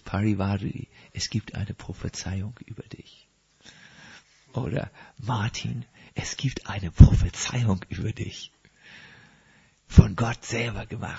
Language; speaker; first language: German; native; German